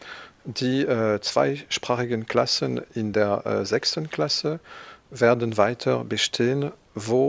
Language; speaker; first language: German; non-native, fluent; French